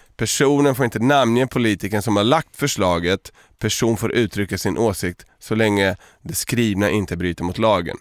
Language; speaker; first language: Swedish; early bilingual, other home language; Serbian